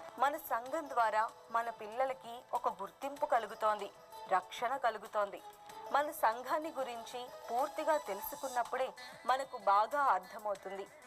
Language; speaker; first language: Telugu; early bilingual, heritage; Telugu